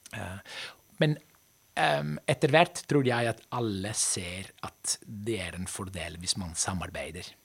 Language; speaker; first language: Norwegian; non-native, fluent; Italian